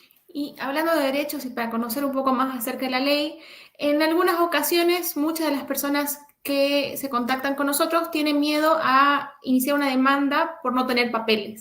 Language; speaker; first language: Spanish; native; Spanish